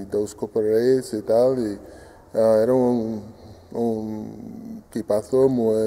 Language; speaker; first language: Spanish; non-native, fluent; English